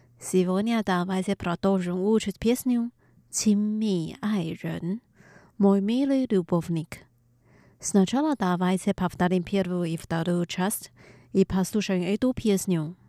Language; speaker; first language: Russian; non-native, fluent; Chinese